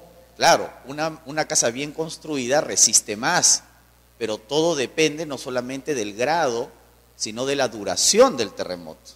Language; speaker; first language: Spanish; native; Spanish